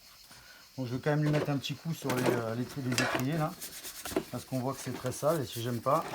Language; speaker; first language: French; native; French